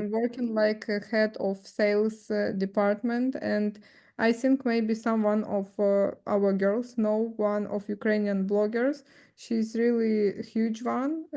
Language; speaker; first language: English; non-native, learner; Ukrainian